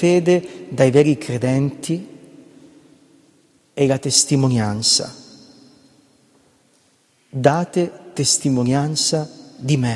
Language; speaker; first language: Italian; native; Italian